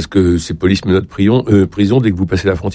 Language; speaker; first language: French; native; French